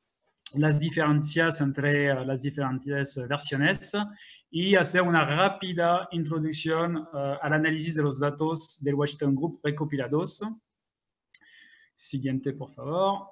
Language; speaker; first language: Spanish; non-native, fluent; French